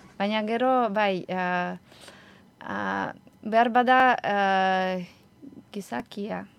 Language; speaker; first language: Basque; non-native, learner; Ukrainian